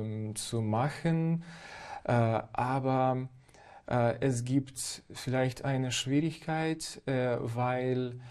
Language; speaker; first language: German; non-native, fluent; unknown